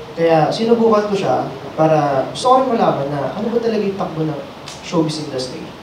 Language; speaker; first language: Filipino; native; Filipino